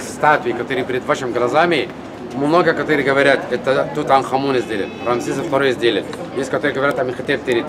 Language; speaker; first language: Russian; non-native, fluent; Arabic